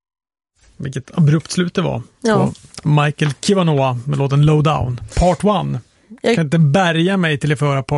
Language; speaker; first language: Swedish; native; Swedish